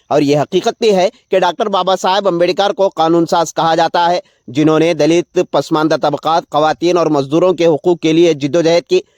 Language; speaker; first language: Urdu; native; Urdu